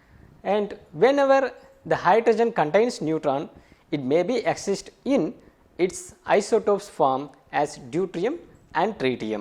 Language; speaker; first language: English; non-native, local second language; Tamil